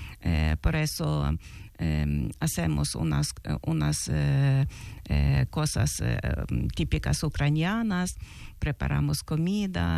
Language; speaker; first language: Spanish; non-native, learner; Ukrainian